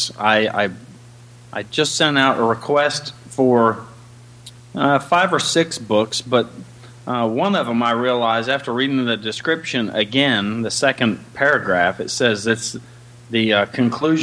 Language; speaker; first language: English; native; English